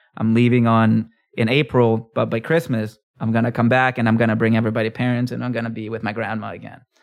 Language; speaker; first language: English; early bilingual, other home language; Spanish